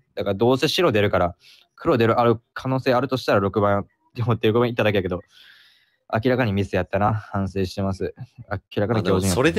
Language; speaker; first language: Japanese; native; Japanese